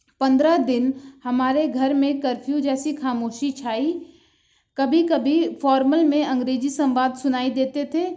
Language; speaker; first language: Hindi; native; Hindi